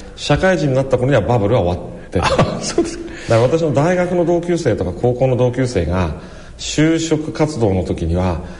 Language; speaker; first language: Japanese; native; Japanese